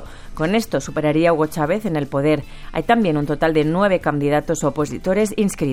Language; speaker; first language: Spanish; native; Spanish